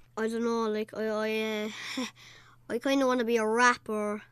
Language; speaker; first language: English; native; English